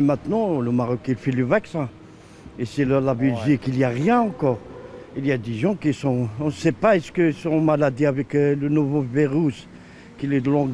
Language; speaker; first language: French; non-native, local second language; Arabic